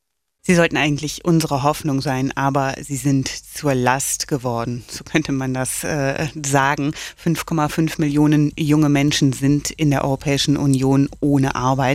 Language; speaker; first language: German; native; German